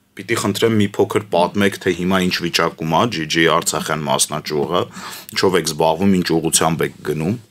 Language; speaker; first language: Armenian; native; Armenian